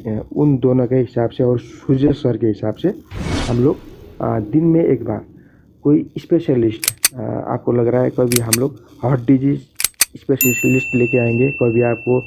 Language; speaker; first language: Hindi; non-native, learner; Nepali